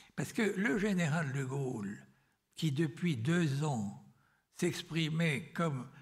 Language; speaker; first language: French; native; French